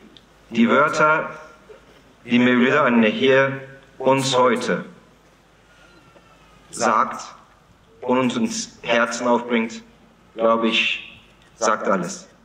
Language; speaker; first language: German; early bilingual, other home language; Turkish